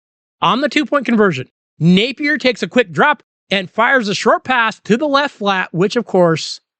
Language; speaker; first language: English; native; English